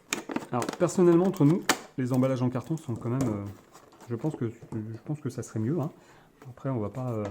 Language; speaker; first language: French; native; French